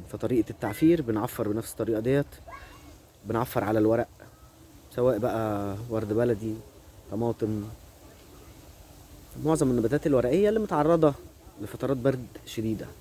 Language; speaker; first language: Arabic; native; Arabic